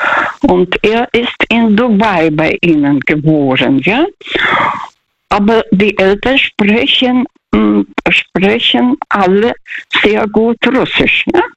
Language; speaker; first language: German; non-native, fluent; Russian